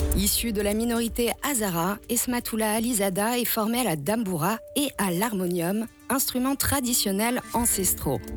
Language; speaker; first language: French; native; French